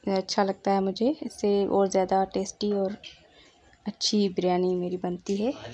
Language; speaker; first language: Urdu; non-native, local second language; Sindhi